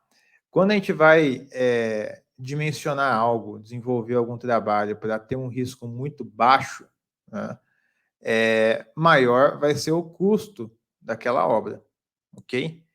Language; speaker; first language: Portuguese; native; Portuguese